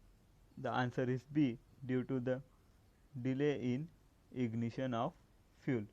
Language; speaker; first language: English; non-native, local second language; Marathi